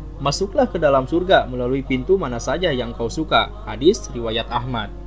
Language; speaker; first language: Indonesian; native; Indonesian